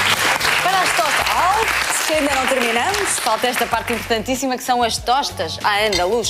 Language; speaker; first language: Portuguese; native; Portuguese